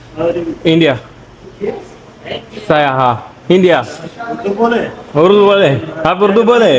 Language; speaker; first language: Hindi; non-native, learner; Malayalam